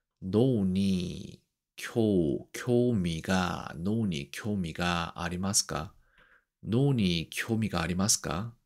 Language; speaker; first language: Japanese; non-native, learner; Korean